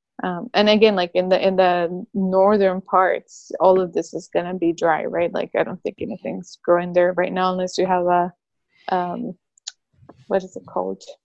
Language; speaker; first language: English; non-native, fluent; Spanish